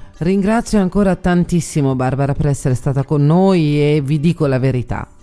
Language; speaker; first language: Italian; native; Italian